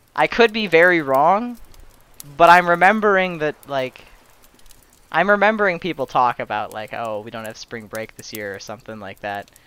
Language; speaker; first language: English; native; English